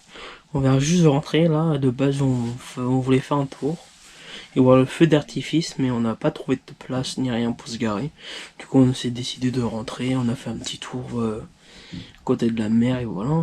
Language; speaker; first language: French; native; French